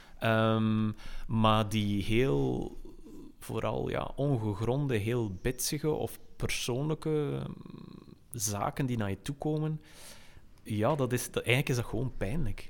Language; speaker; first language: Dutch; native; Dutch